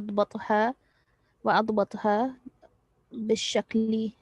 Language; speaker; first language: Arabic; non-native, learner; Urdu